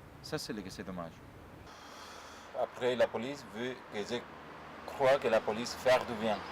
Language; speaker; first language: French; non-native, learner; Spanish